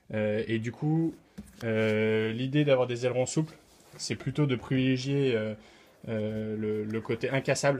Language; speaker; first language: French; native; French